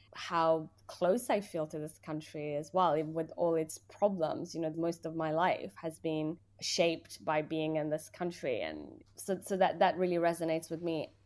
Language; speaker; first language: English; early bilingual, other home language; Persian